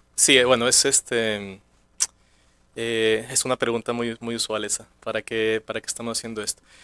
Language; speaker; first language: Spanish; native; Spanish